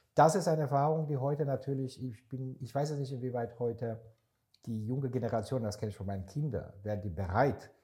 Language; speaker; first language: German; non-native, fluent; Hebrew